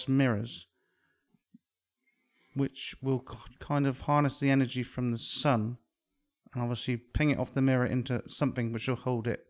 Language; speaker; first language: English; native; English